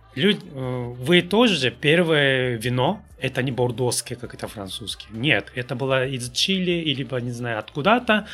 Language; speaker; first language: Russian; non-native, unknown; Japanese